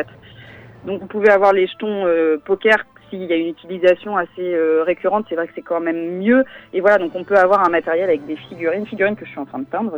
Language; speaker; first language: French; native; French